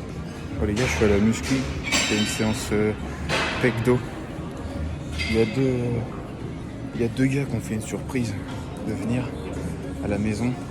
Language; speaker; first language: French; native; French